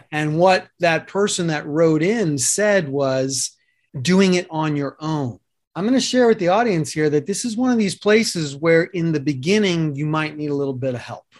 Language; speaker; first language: English; native; English